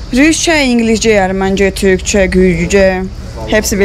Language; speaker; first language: Turkish; non-native, learner; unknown